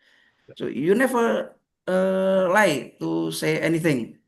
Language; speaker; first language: English; non-native, learner; Indonesian